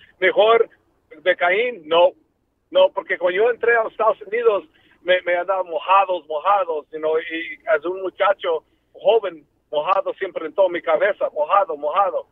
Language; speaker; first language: Spanish; early bilingual, heritage; Spanish